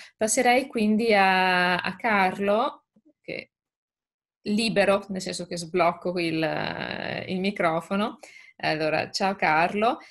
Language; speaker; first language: Italian; native; Italian